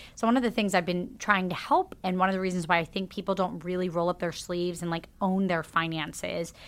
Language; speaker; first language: English; native; English